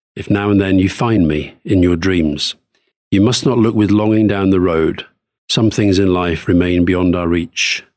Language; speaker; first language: English; native; English